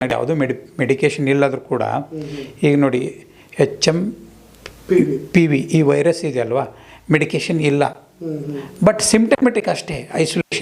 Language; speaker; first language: Kannada; native; Kannada